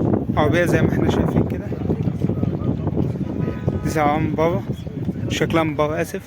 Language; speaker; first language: Arabic; native; Arabic